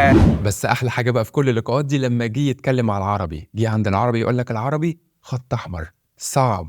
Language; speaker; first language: Arabic; native; Arabic